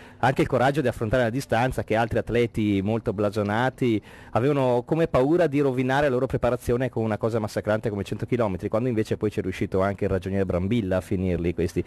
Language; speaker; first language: Italian; native; Italian